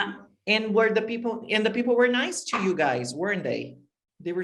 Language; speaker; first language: English; non-native, fluent; Portuguese